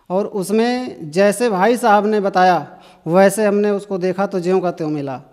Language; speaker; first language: Hindi; native; Hindi